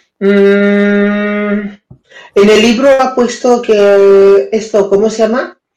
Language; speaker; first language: Spanish; non-native, learner; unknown